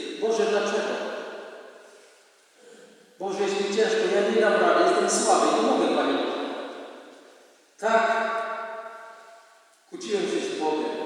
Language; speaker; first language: Polish; non-native, fluent; Indonesian